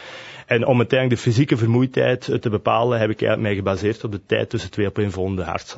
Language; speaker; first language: Dutch; native; Dutch